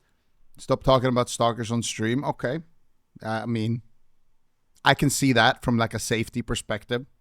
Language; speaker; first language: English; native; English